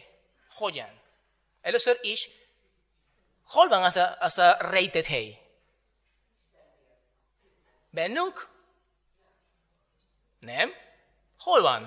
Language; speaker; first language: Hungarian; non-native, learner; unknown